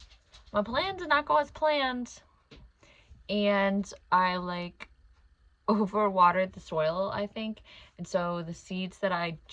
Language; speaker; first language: English; native; English